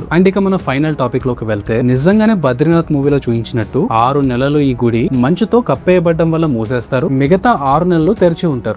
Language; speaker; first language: Telugu; native; Telugu